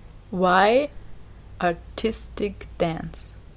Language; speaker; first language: English; non-native, fluent; German